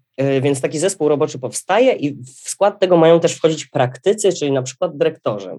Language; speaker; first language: Polish; native; Polish